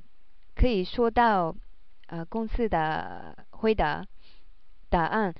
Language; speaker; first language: Chinese; non-native, learner; Japanese